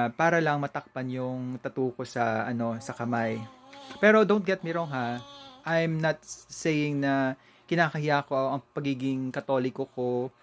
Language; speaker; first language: Filipino; native; Filipino